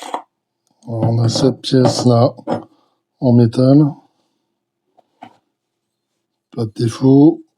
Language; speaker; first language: French; native; French